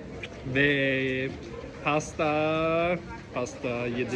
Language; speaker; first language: Turkish; non-native, learner; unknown